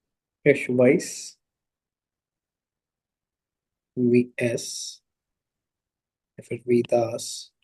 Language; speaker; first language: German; non-native, fluent; Hindi